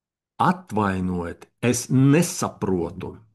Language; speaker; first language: Latvian; non-native, learner; Russian